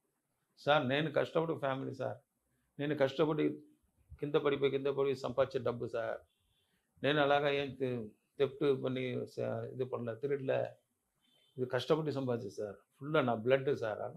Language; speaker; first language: Telugu; non-native, learner; Tamil